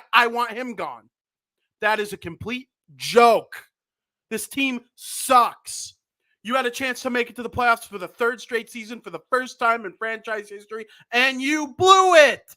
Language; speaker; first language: English; native; English